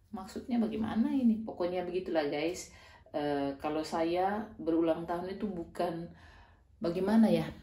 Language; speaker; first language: Indonesian; non-native, local second language; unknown